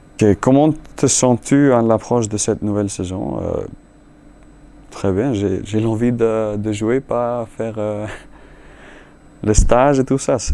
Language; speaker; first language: French; non-native, learner; Icelandic